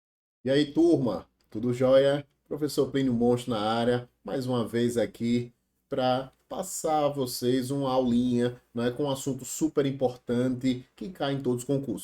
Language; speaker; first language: Portuguese; native; Portuguese